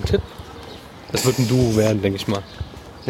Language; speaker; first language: German; native; German